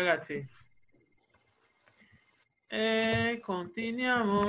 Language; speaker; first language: Italian; non-native, fluent; Spanish